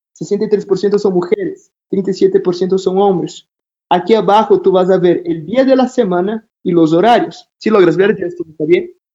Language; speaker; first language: Spanish; non-native, fluent; Portuguese